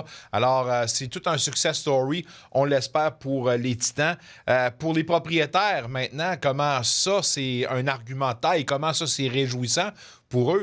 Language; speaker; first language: French; native; French